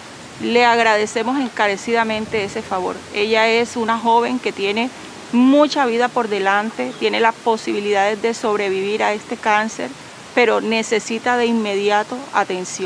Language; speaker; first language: Spanish; native; Spanish